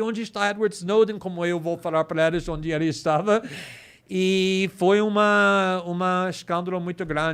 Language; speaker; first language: Portuguese; non-native, fluent; English